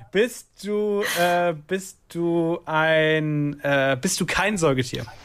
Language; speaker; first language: German; native; German